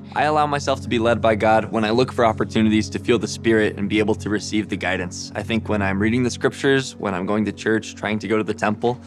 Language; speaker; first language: English; non-native, fluent; Portuguese